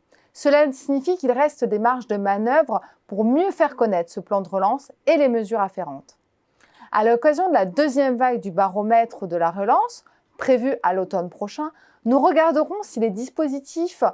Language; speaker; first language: French; native; French